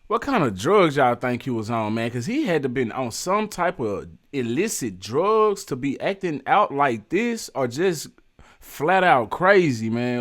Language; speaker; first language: English; native; English